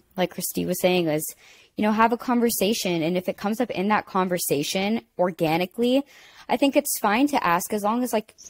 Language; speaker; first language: English; native; English